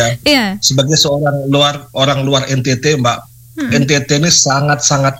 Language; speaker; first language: Indonesian; native; Indonesian